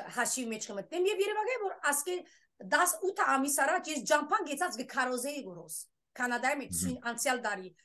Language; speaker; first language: Armenian; early bilingual, heritage; Armenian